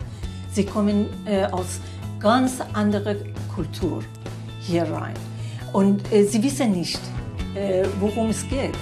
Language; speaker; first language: German; non-native, fluent; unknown